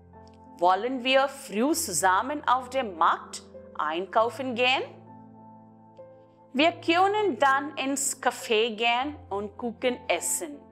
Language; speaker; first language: German; non-native, fluent; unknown